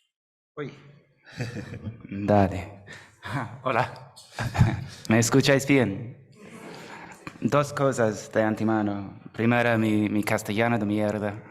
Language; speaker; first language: Spanish; non-native, fluent; English